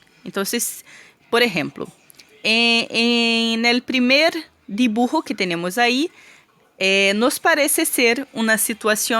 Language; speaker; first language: Spanish; non-native, fluent; Portuguese